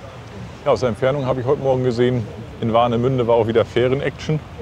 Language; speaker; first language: German; native; German